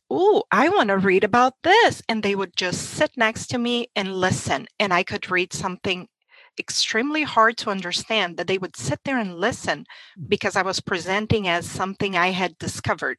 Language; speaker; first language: English; non-native, fluent; Portuguese